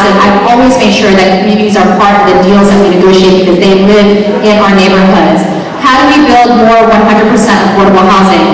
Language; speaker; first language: English; native; English